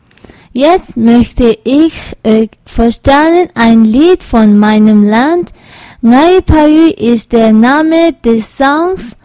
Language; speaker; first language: German; non-native, learner; Tibetan